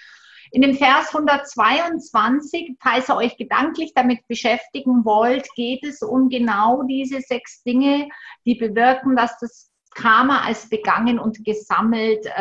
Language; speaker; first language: German; native; German